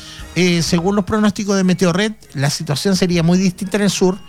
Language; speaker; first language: Spanish; native; Spanish